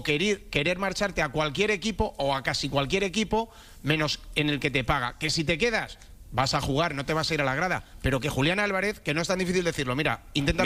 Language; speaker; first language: Spanish; native; Spanish